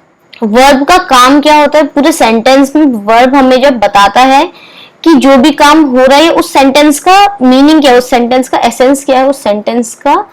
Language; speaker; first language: Hindi; native; Hindi